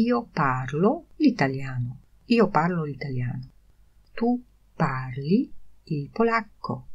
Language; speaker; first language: Italian; non-native, fluent; Polish